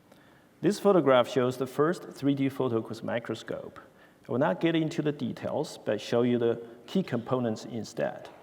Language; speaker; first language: English; non-native, fluent; Chinese